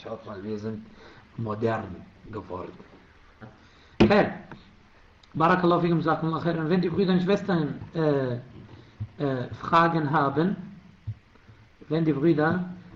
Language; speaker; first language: German; non-native, fluent; Arabic